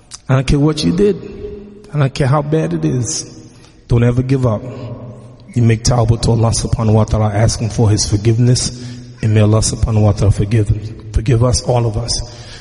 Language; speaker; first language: English; native; English